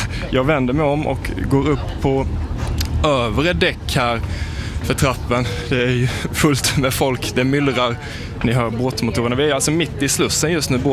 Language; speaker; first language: Swedish; native; Swedish